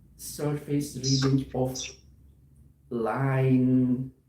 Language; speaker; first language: English; non-native, learner; Turkish